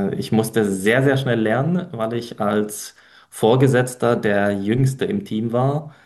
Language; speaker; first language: German; early bilingual, other home language; Polish